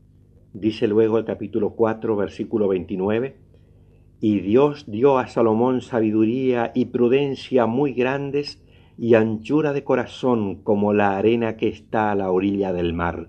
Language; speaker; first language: Spanish; native; Spanish